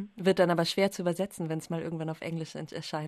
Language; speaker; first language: German; native; German